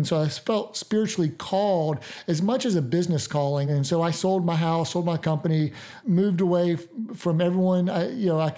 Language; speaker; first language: English; native; English